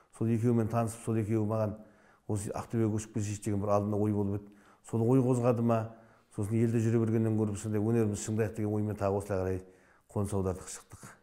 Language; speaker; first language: Kazakh; native; Kazakh